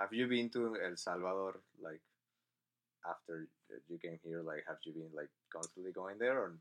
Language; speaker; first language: English; non-native, fluent; Spanish